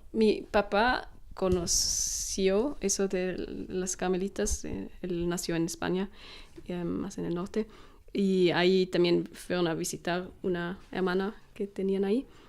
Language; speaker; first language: Spanish; non-native, fluent; German